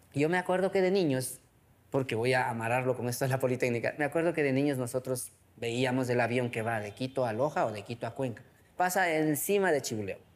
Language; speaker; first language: Spanish; non-native, local second language; Quechua